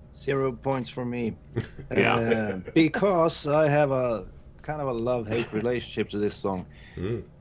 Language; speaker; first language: English; non-native, fluent; Swedish